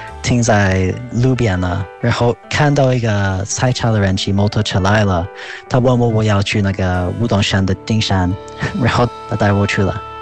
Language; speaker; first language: Chinese; non-native, fluent; English